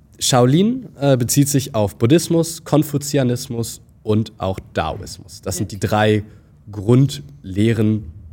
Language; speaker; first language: German; native; German